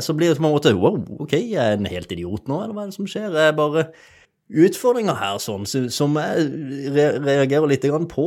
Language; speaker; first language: Norwegian; native; Norwegian